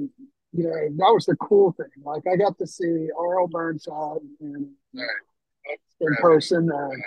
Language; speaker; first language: English; native; English